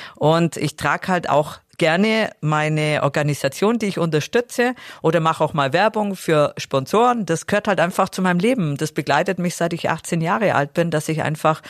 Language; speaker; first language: German; native; German